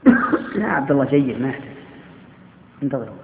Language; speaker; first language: Arabic; native; Arabic